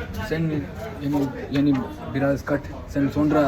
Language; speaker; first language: Turkish; non-native, learner; English